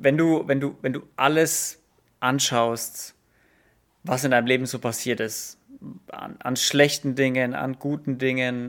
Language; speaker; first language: German; native; German